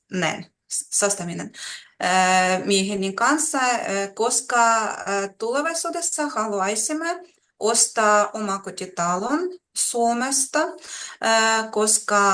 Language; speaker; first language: Finnish; non-native, learner; Russian